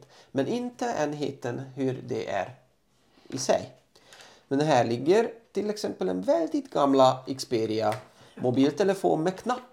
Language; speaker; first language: Swedish; non-native, fluent; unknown